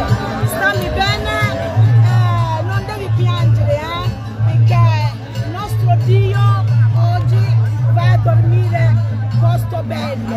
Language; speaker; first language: Italian; non-native, learner; Akan